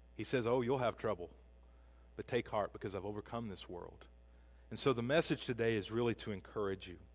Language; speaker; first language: English; native; English